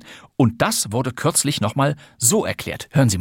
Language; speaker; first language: German; native; German